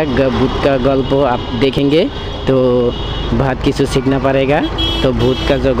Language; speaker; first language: Hindi; non-native, learner; Bangla